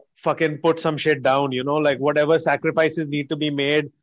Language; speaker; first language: English; non-native, local second language; Hindi